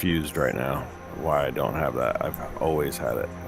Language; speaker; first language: English; native; English